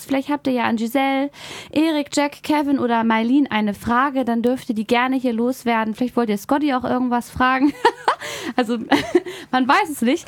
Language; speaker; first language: German; native; German